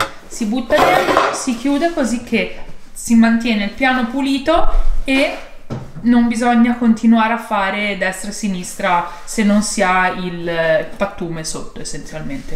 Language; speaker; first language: Italian; native; Italian